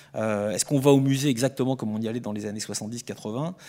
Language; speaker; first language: French; native; French